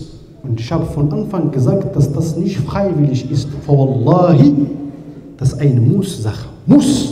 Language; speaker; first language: German; non-native, learner; Arabic